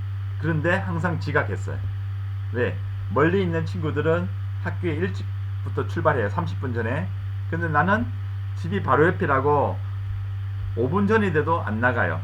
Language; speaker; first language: Korean; native; Korean